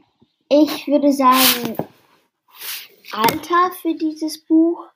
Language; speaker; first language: German; non-native, learner; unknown